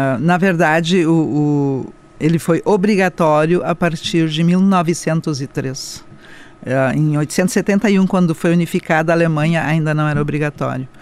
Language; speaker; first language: Portuguese; non-native, local second language; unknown